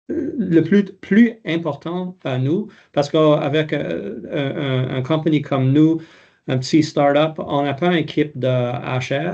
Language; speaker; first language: French; non-native, local second language; English